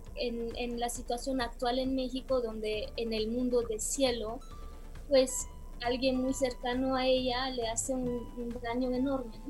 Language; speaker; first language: Spanish; non-native, fluent; Romanian